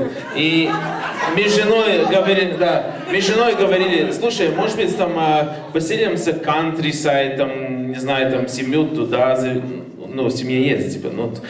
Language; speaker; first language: Russian; non-native, learner; Latvian